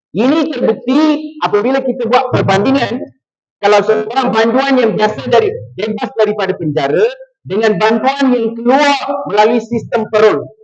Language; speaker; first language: Malay; non-native, local second language; Tamil